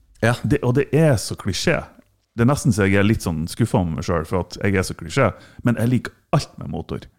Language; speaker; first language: Norwegian; native; Norwegian